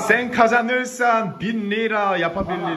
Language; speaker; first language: Turkish; non-native, learner; Korean